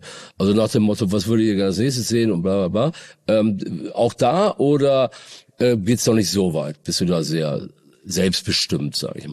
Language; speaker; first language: German; native; German